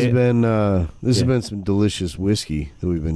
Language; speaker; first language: English; native; English